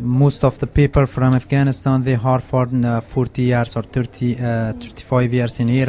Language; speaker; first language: English; non-native, learner; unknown